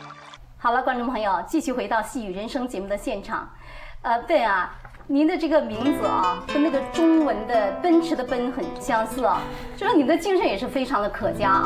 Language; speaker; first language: Chinese; native; Chinese